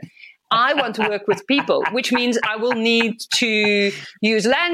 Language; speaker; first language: English; non-native, local second language; Afrikaans